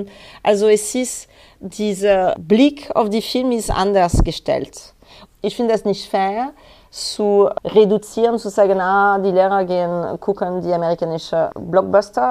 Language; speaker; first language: German; non-native, fluent; French